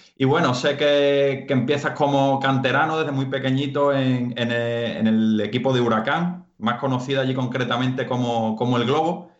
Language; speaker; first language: Spanish; native; Spanish